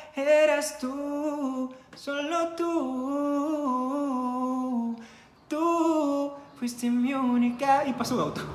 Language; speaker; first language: Spanish; native; Spanish